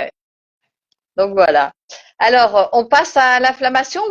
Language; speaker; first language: French; native; French